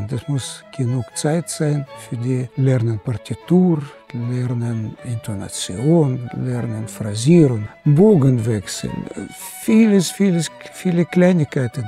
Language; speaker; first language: German; non-native, learner; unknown